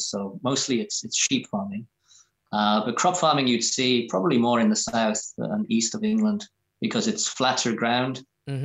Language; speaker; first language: English; native; English